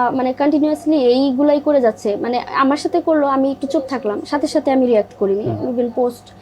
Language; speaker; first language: Bangla; native; Bangla